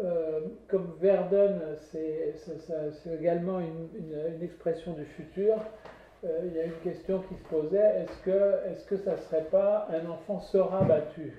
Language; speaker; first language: French; native; French